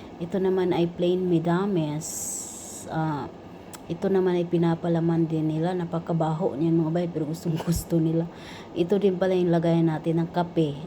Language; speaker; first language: Filipino; non-native, local second language; Cebuano